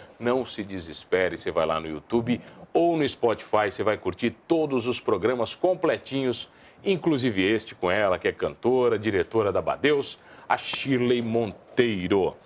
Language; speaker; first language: Portuguese; native; Portuguese